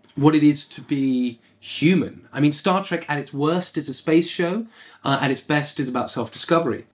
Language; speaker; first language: English; native; English